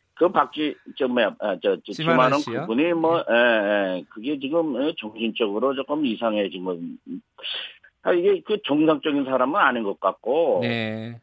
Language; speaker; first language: Korean; native; Korean